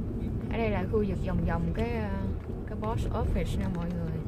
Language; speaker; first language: Vietnamese; native; Vietnamese